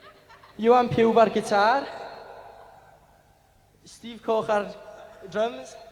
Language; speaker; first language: Welsh; native; Welsh